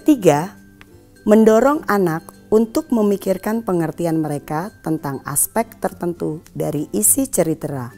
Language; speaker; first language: Indonesian; native; Indonesian